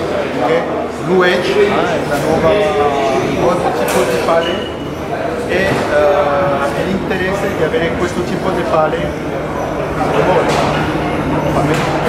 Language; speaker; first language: Italian; non-native, fluent; French